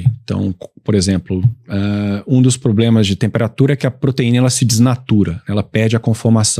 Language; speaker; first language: Portuguese; native; Portuguese